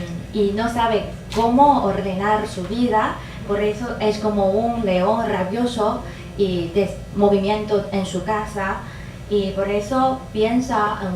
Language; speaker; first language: Spanish; non-native, fluent; Chinese